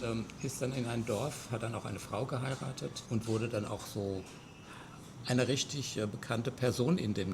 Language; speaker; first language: German; native; German